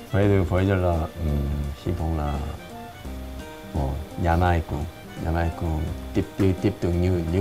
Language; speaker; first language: Vietnamese; non-native, learner; Korean